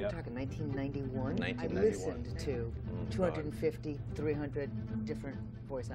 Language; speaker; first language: English; native; English